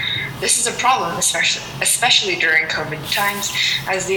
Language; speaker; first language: English; non-native, local second language; Cantonese